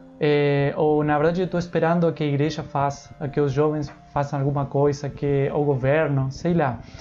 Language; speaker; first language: Portuguese; non-native, fluent; Spanish